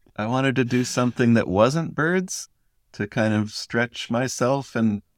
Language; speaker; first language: English; native; English